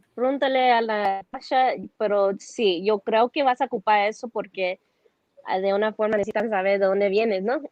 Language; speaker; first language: Spanish; early bilingual, heritage; Spanish